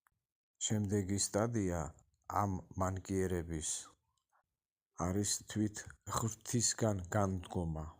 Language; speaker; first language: Georgian; native; Georgian